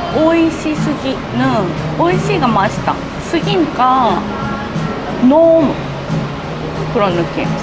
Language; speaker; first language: Korean; non-native, fluent; Japanese